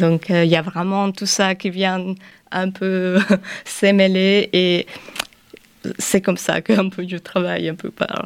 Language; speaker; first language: French; non-native, fluent; Spanish